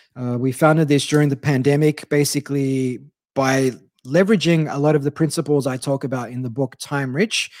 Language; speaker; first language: English; native; English